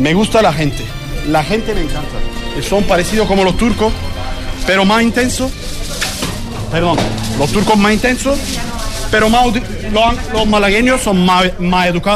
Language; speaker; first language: Spanish; non-native, fluent; Turkish